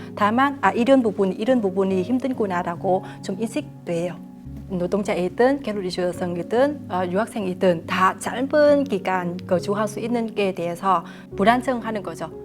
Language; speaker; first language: Korean; non-native, fluent; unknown